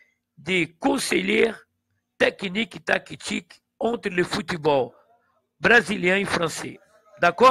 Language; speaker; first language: French; non-native, learner; Portuguese